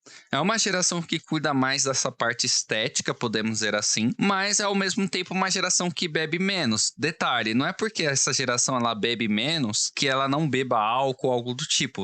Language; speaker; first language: Portuguese; native; Portuguese